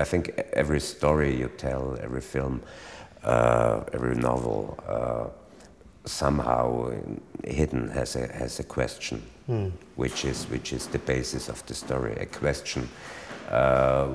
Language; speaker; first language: English; non-native, fluent; German